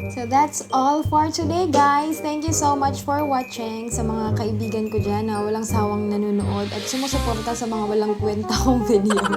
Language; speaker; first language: Filipino; non-native, local second language; Cebuano